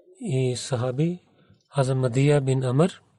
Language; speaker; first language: Bulgarian; non-native, learner; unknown